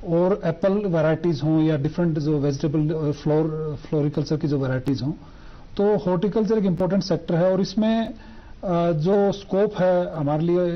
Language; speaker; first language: Hindi; non-native, local second language; Ladakhi